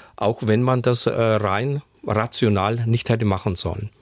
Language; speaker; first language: German; native; German